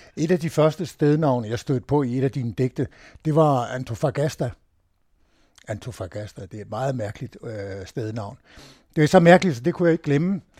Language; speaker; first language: Danish; native; Danish